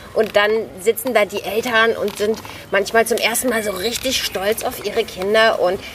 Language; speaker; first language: German; native; German